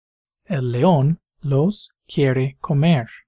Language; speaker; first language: Spanish; non-native, fluent; English